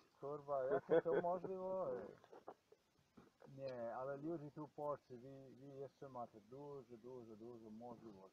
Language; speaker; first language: Polish; non-native, learner; Croatian